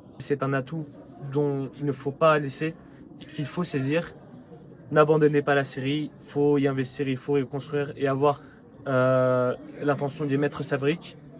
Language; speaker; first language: French; native; French